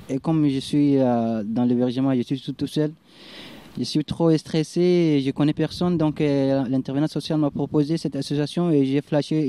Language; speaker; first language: French; non-native, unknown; Arabic